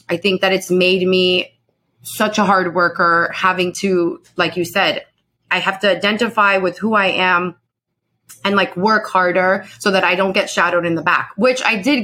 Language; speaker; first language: English; early bilingual, other home language; Spanish